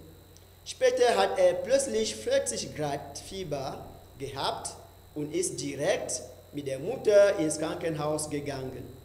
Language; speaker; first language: German; non-native, fluent; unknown